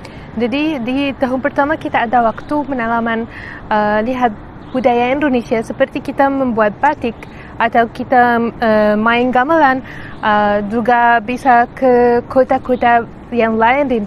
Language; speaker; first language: Indonesian; non-native, fluent; Arabic